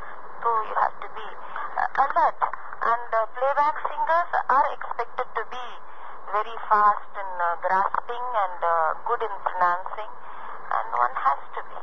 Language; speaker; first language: English; non-native, local second language; Tamil